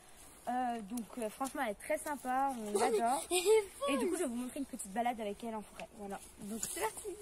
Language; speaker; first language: French; native; French